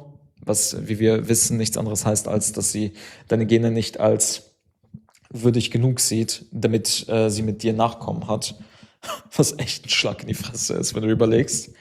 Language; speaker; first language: German; native; German